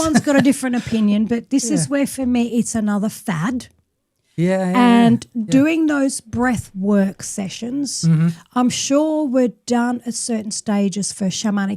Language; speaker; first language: English; native; English